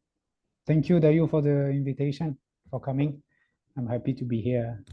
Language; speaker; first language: English; non-native, fluent; French